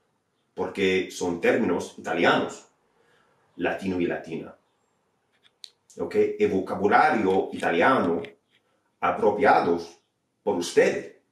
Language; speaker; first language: Spanish; non-native, fluent; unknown